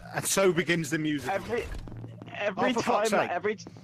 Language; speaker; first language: English; non-native, fluent; Polish